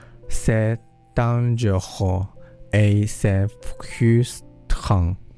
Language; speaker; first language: French; non-native, learner; Chinese